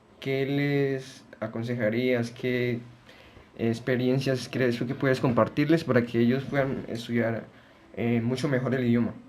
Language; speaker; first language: Spanish; native; Spanish